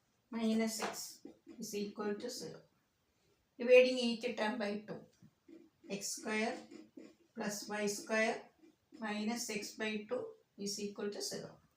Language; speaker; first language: English; non-native, local second language; Malayalam